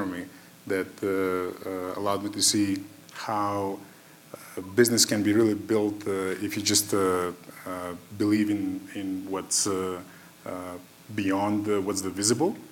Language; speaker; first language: English; non-native, fluent; Macedonian